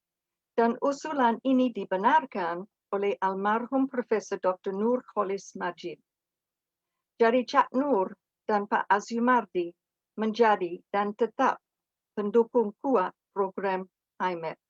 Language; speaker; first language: Indonesian; non-native, fluent; English